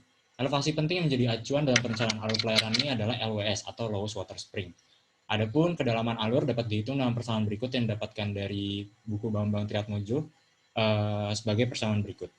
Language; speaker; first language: Indonesian; native; Indonesian